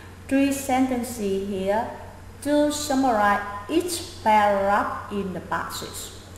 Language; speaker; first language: English; non-native, fluent; Vietnamese